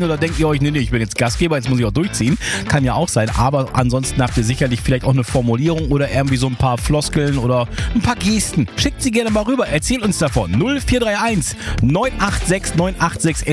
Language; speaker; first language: German; native; German